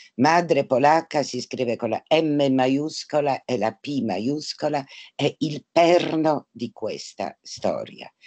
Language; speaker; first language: Italian; non-native, fluent; Polish